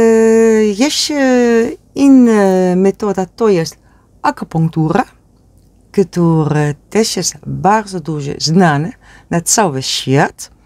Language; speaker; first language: Polish; non-native, learner; Dutch